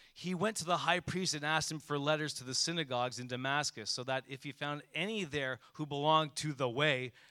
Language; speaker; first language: English; native; English